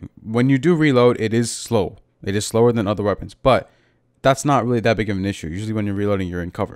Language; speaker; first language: English; native; English